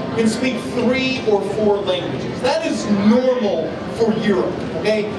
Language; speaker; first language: English; native; English